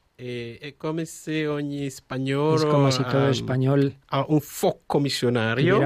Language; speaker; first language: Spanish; non-native, learner; Italian